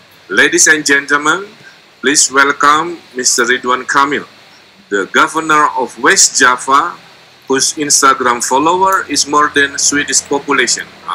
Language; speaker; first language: English; non-native, fluent; Indonesian